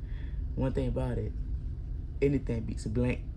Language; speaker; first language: English; native; English